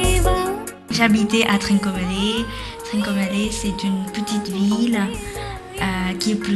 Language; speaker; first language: French; non-native, learner; Tamil